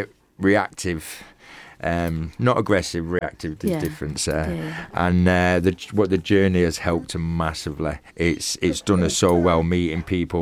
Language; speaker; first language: English; native; English